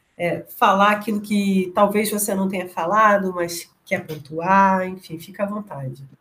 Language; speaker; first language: Portuguese; native; Portuguese